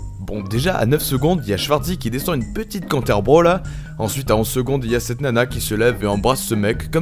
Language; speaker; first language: French; native; French